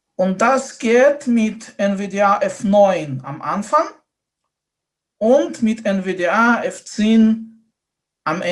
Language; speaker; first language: German; non-native, fluent; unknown